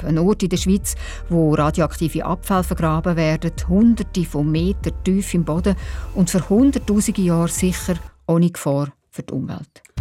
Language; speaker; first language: German; native; German